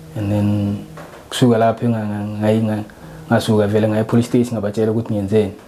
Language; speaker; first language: Zulu; non-native, local second language; Northern Sotho